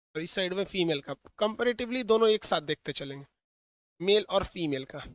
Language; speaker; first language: Hindi; native; Hindi